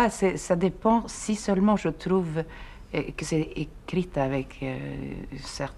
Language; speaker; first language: French; non-native, fluent; Swedish